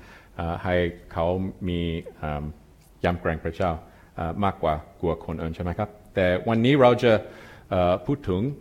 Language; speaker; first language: Thai; non-native, fluent; English